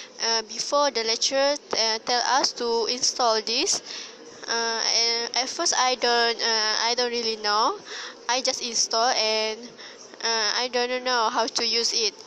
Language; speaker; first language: English; non-native, learner; Malay